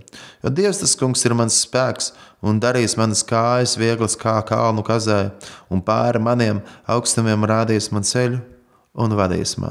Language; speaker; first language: Latvian; native; Latvian